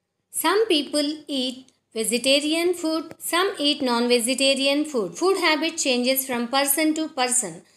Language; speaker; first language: English; non-native, local second language; Telugu